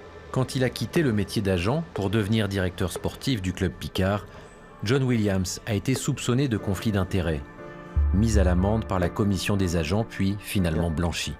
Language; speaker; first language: French; native; French